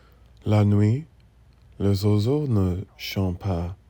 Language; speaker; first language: French; non-native, learner; English